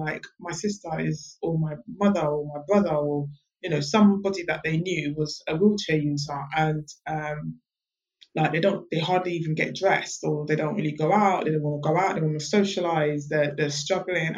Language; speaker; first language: English; native; English